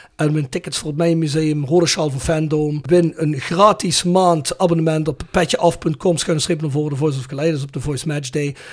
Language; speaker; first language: Dutch; native; Dutch